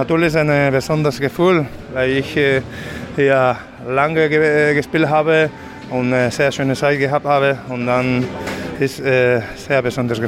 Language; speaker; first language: German; non-native, fluent; Spanish